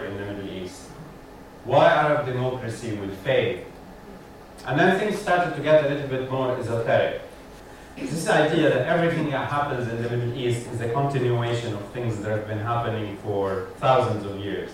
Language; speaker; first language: English; non-native, fluent; Arabic